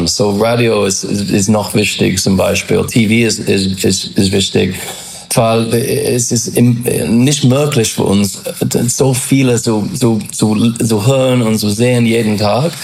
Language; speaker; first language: German; non-native, fluent; English